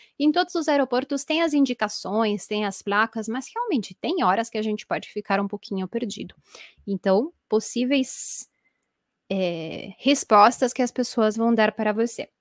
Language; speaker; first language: Portuguese; non-native, fluent; Italian